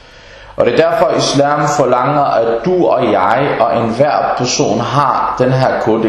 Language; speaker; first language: Danish; early bilingual, other home language; Arabic